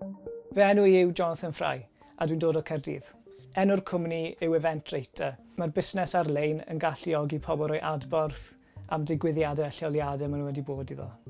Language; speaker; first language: Welsh; native; Welsh